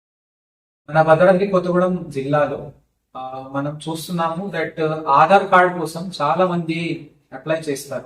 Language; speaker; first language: Telugu; non-native, fluent; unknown